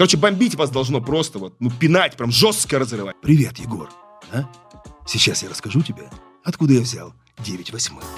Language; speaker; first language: Russian; native; Russian